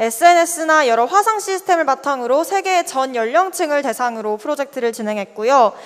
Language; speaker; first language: Korean; native; Korean